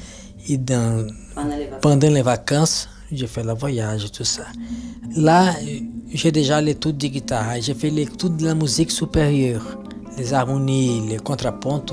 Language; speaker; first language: French; non-native, learner; Portuguese